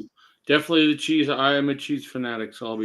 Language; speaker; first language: English; native; English